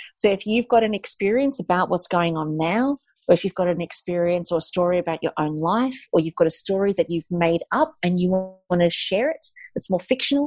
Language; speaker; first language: English; native; English